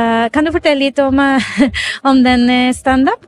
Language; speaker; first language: Norwegian; non-native, fluent; Spanish